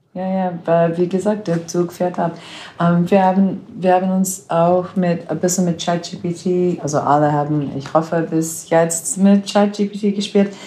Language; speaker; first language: German; non-native, fluent; English